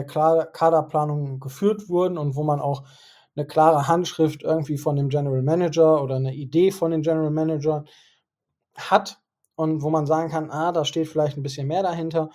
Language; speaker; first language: German; native; German